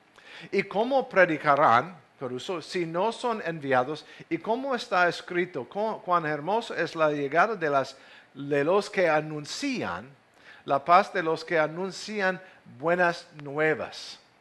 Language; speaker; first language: Spanish; non-native, fluent; English